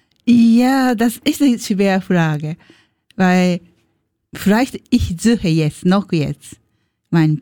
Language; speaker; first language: German; non-native, learner; Japanese